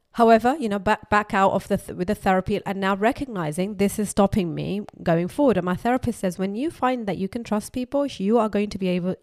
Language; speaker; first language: English; non-native, local second language; Urdu